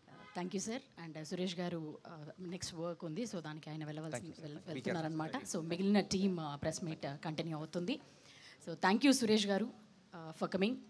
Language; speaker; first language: Telugu; native; Telugu